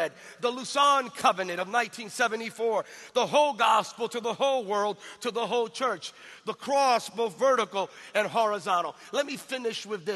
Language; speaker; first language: English; native; English